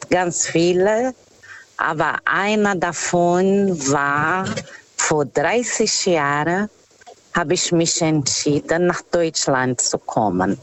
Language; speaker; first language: German; non-native, fluent; Portuguese